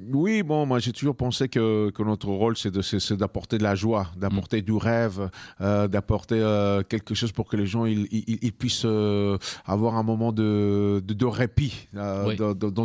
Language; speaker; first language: French; non-native, fluent; Spanish